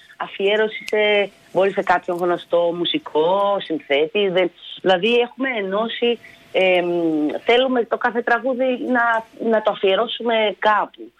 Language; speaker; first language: Greek; early bilingual, other home language; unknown